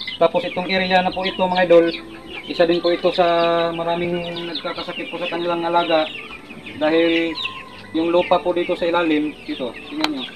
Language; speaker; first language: Filipino; non-native, local second language; Cebuano